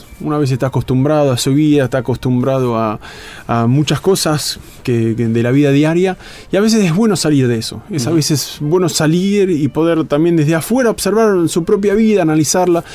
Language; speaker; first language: Spanish; native; Spanish